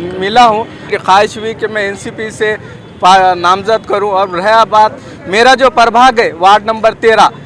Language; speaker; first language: Hindi; non-native, local second language; Urdu